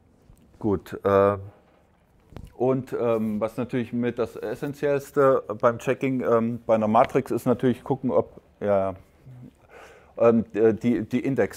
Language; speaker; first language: German; native; German